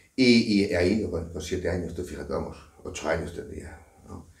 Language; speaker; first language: Spanish; native; Spanish